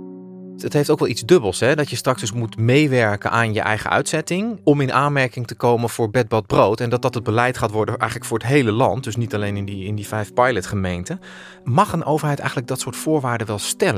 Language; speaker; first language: Dutch; native; Dutch